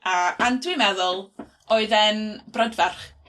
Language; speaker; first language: Welsh; non-native, local second language; English